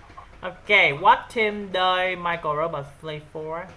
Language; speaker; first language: English; non-native, learner; Vietnamese